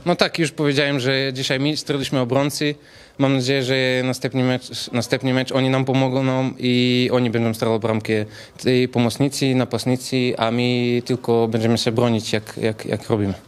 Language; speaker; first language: Polish; non-native, fluent; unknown